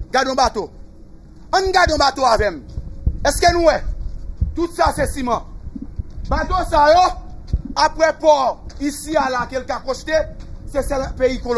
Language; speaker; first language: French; non-native, local second language; Haitian Creole